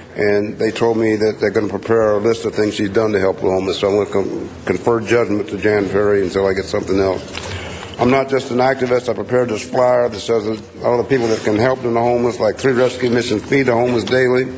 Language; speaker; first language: English; native; English